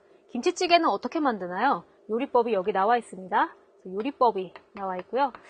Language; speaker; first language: Korean; native; Korean